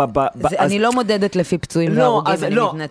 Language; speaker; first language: Hebrew; native; Hebrew